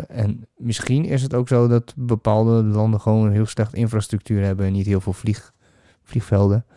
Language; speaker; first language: Dutch; native; Dutch